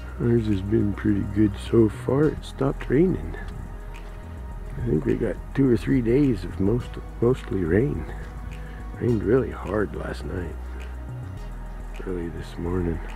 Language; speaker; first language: English; native; English